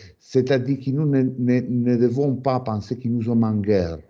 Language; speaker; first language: French; non-native, fluent; Italian